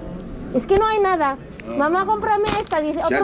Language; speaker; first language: Spanish; non-native, learner; Filipino